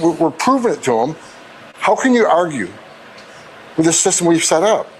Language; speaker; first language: English; native; English